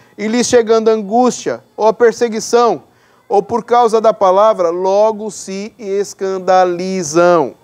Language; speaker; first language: Portuguese; native; Portuguese